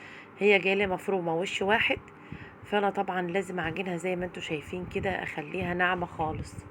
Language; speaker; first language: Arabic; native; Arabic